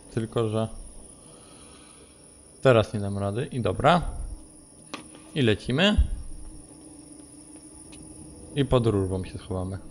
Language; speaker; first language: Polish; native; Polish